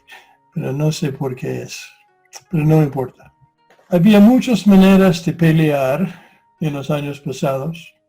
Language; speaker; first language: Spanish; non-native, fluent; English